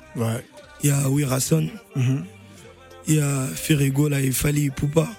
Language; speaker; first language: French; non-native, local second language; Lingala